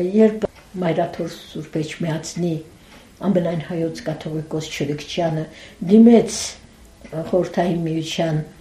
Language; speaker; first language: Armenian; early bilingual, heritage; Armenian